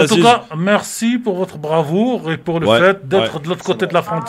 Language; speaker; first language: French; native; French